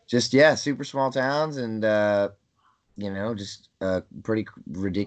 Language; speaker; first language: English; native; English